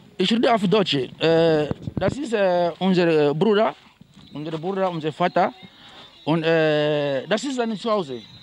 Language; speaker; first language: German; non-native, fluent; Portuguese